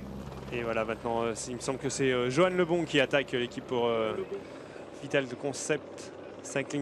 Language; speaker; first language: French; native; French